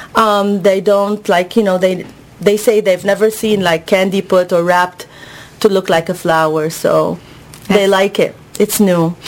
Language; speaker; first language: English; non-native, fluent; Arabic